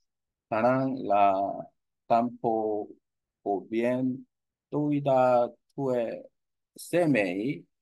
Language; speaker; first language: Vietnamese; non-native, learner; Korean